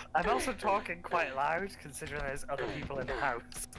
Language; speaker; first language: English; native; English